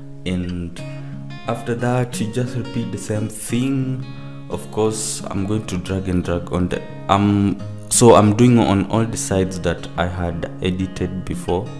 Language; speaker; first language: English; non-native, local second language; Swahili